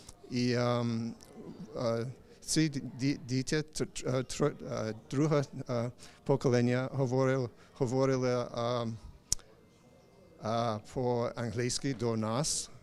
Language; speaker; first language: Ukrainian; non-native, learner; English